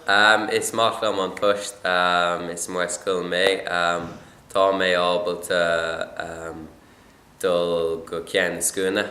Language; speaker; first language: Irish; non-native, local second language; English